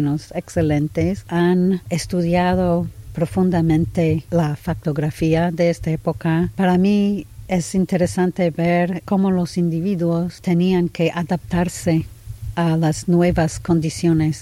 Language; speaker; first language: Spanish; non-native, fluent; English